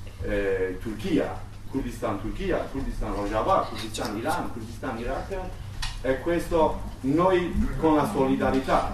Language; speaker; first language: Italian; non-native, learner; Turkish